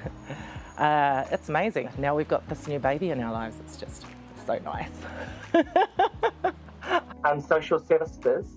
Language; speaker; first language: English; native; English